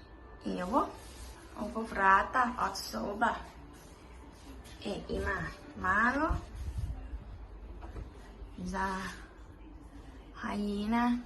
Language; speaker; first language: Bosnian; early bilingual, heritage; Bosnian